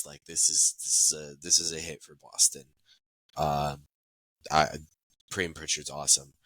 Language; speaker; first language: English; native; English